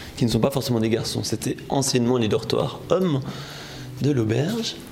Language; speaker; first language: French; native; French